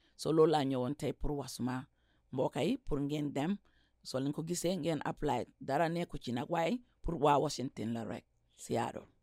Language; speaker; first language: English; non-native, local second language; Wolof